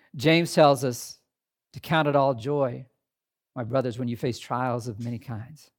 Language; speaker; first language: English; native; English